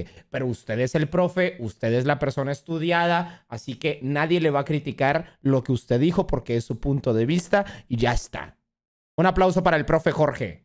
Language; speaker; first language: Spanish; native; Spanish